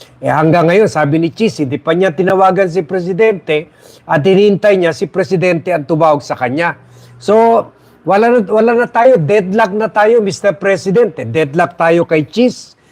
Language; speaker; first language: Filipino; native; Filipino